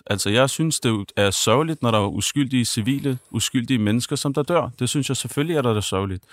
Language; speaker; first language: Danish; early bilingual, other home language; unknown